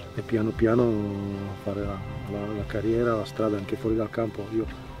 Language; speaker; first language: Italian; non-native, fluent; Czech